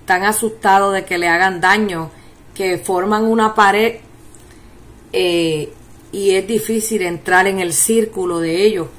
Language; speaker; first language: Spanish; early bilingual, heritage; Spanish